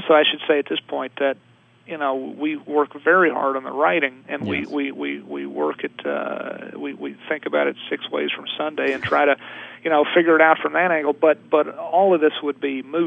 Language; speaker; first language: English; native; English